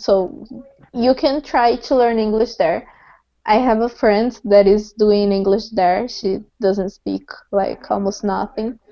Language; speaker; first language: English; non-native, fluent; Portuguese